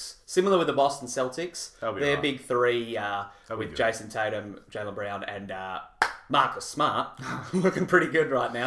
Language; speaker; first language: English; native; English